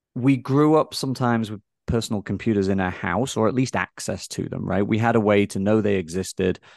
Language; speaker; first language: English; native; English